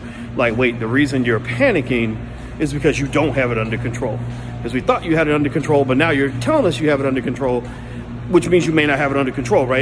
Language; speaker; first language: English; native; English